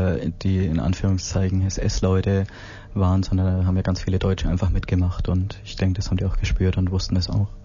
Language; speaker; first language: German; native; German